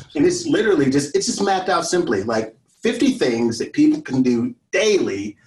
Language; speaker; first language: English; native; English